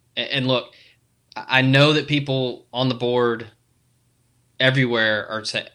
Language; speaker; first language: English; native; English